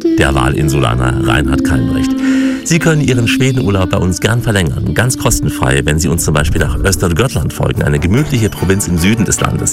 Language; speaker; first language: German; native; German